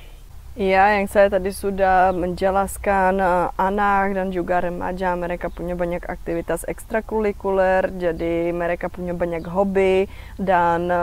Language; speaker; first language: Indonesian; non-native, fluent; Czech